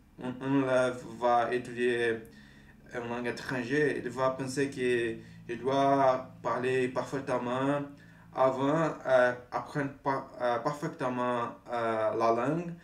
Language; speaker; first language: French; non-native, fluent; Portuguese